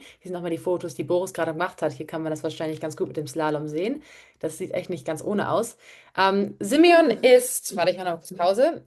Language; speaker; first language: German; native; German